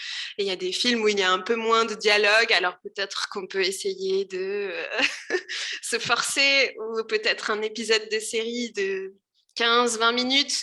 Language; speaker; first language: French; native; French